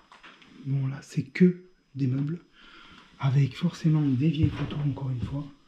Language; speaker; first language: French; native; French